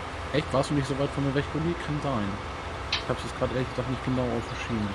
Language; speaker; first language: German; native; German